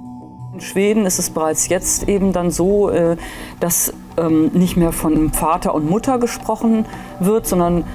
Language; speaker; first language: German; native; German